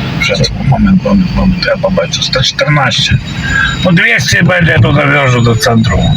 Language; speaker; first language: Polish; non-native, learner; Ukrainian